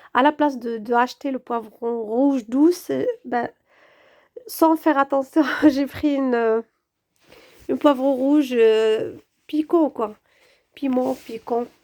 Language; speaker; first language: French; non-native, local second language; Arabic